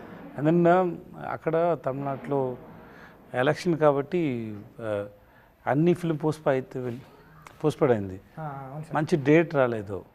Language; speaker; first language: Telugu; non-native, local second language; Tamil